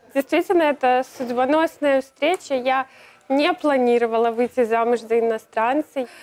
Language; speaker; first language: Russian; native; Russian